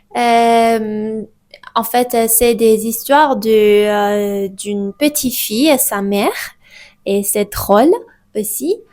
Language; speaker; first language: French; non-native, fluent; Persian